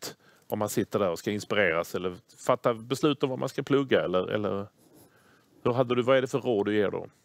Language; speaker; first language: Swedish; native; Swedish